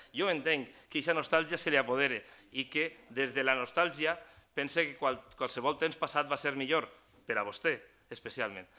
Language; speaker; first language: Catalan; native; Catalan